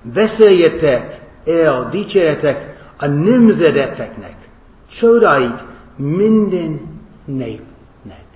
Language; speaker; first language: Hungarian; non-native, fluent; English